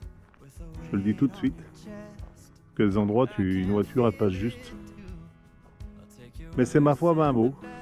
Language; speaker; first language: French; native; French